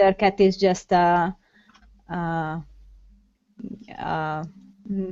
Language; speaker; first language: English; non-native, learner; Hungarian